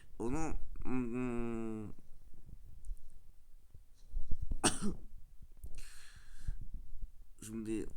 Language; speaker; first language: Turkish; non-native, learner; Russian